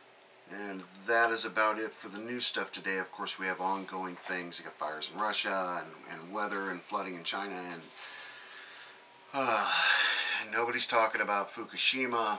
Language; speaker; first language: English; native; English